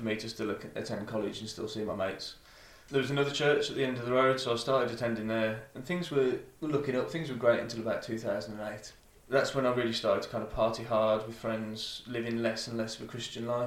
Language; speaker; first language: English; native; English